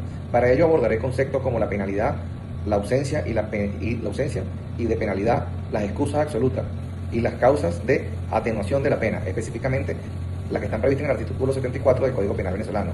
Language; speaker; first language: Spanish; native; Spanish